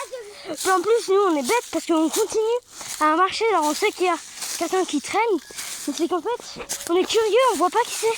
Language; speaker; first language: French; native; French